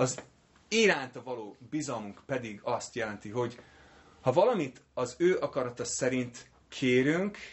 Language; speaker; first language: Hungarian; non-native, fluent; English